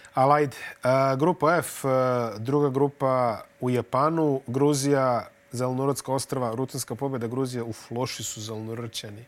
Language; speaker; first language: Bosnian; native; Bosnian